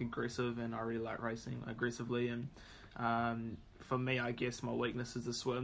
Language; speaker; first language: English; native; English